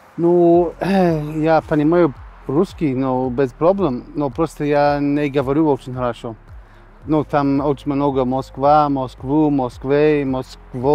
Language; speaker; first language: Russian; non-native, learner; English